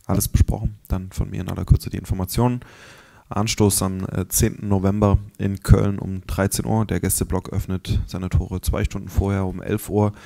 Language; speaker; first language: German; native; German